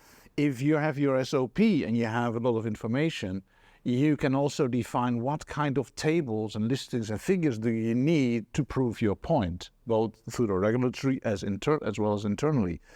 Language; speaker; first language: English; non-native, fluent; Dutch